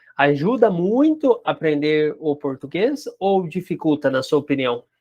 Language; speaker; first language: Portuguese; native; Portuguese